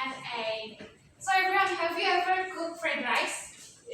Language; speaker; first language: English; non-native, learner; Indonesian